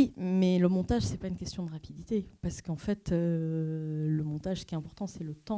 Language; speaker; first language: French; native; French